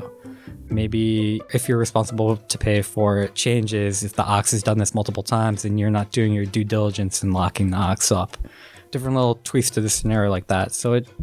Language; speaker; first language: English; native; English